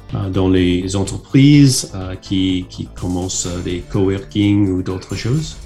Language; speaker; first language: French; non-native, fluent; English